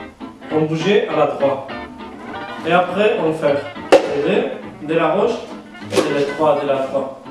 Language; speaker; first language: French; non-native, learner; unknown